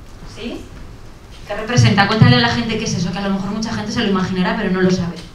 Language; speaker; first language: Spanish; native; Spanish